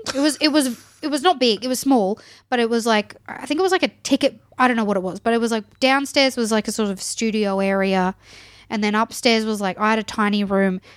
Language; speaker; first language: English; native; English